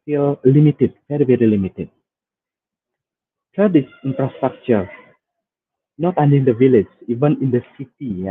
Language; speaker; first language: English; non-native, fluent; Indonesian